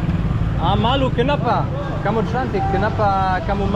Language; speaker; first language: Indonesian; non-native, learner; German